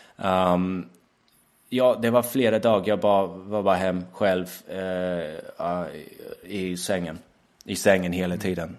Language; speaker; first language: Swedish; non-native, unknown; English